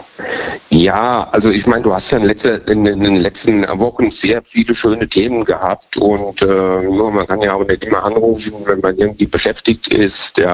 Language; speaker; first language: German; native; German